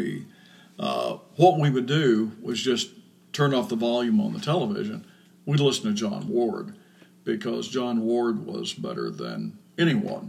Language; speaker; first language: English; native; English